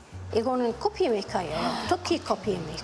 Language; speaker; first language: Korean; non-native, learner; Arabic